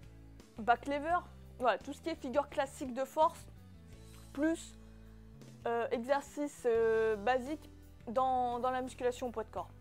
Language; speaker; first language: French; native; French